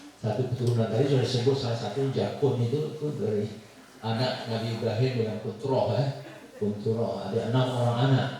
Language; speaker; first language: Malay; native; Malay